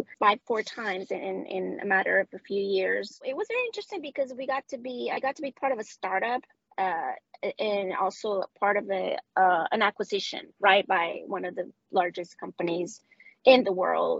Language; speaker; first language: English; non-native, fluent; Spanish